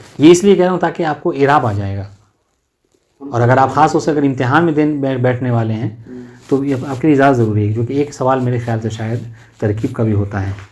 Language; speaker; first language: Urdu; native; Urdu